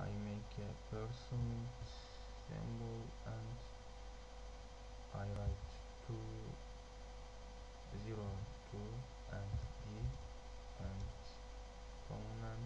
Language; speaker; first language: English; non-native, learner; Turkish